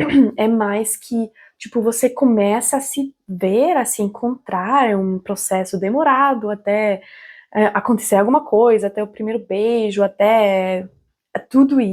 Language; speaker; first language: Portuguese; non-native, fluent; German